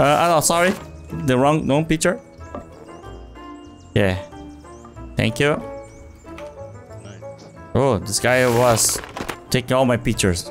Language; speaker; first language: English; non-native, learner; Portuguese